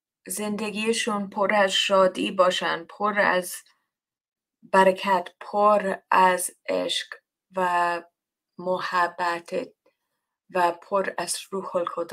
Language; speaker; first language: Persian; non-native, learner; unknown